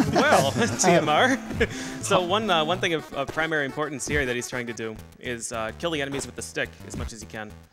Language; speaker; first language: English; native; English